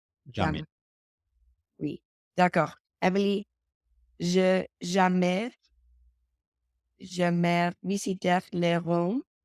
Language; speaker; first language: French; non-native, learner; English